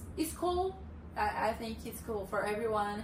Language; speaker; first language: English; non-native, learner; Portuguese